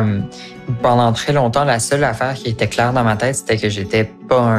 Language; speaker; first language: French; native; French